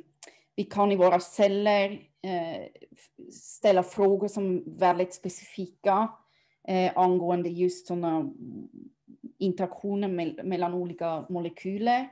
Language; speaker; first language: Swedish; non-native, fluent; German